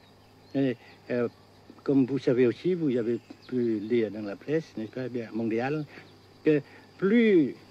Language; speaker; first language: French; non-native, fluent; Vietnamese